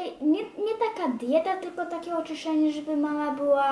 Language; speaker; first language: Polish; early bilingual, heritage; Polish